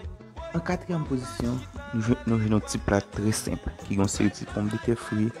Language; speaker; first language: French; non-native, learner; Haitian Creole